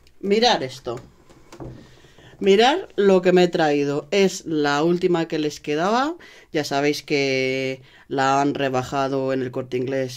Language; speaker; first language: Spanish; native; Spanish